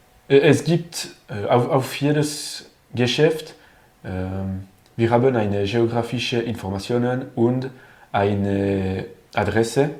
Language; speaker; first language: German; non-native, learner; French